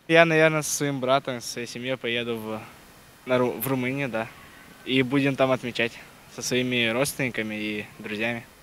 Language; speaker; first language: Russian; native; Russian